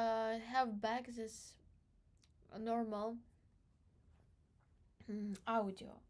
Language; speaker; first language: English; non-native, learner; Crimean Tatar